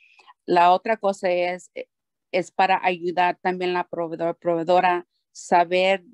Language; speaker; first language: Spanish; early bilingual, heritage; Spanish